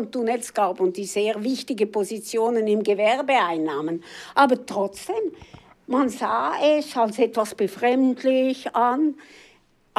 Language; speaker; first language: German; native; German